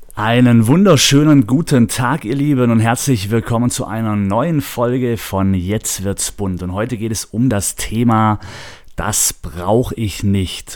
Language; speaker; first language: German; native; German